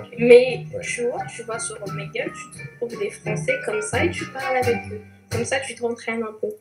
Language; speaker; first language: French; native; French